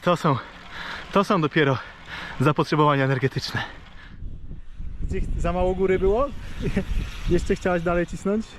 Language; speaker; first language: Polish; native; Polish